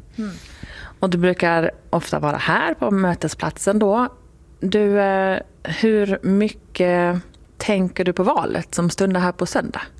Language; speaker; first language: Swedish; native; Swedish